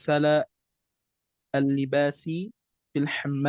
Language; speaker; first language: Arabic; non-native, learner; Indonesian